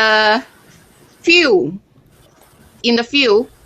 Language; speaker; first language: English; non-native, learner; Chinese